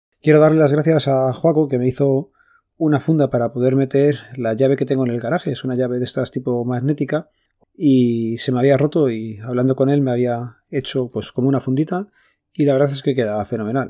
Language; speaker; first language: Spanish; native; Spanish